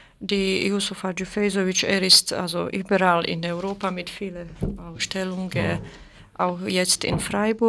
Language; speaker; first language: German; non-native, learner; Bosnian